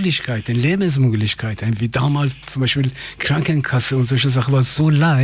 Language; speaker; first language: German; non-native, fluent; Persian